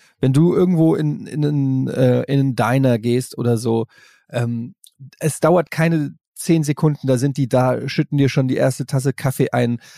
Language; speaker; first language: German; native; German